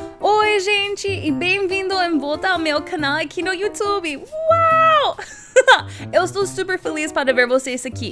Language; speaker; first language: Portuguese; non-native, learner; English